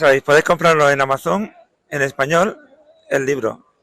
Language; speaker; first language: Spanish; native; Spanish